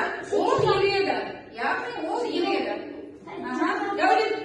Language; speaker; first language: Kazakh; native; Kazakh